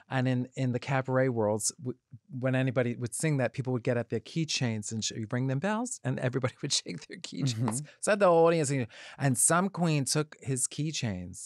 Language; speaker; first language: English; native; English